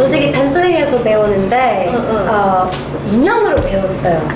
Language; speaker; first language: Korean; non-native, learner; English